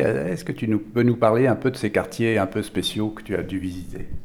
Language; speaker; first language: French; native; French